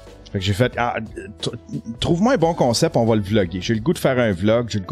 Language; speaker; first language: French; native; French